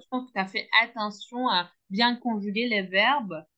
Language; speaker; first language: French; non-native, fluent; Turkish